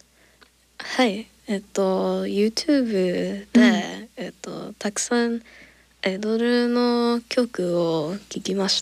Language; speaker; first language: Japanese; non-native, learner; English